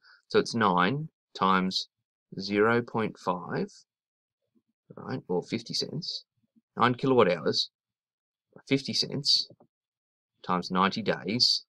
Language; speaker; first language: English; native; English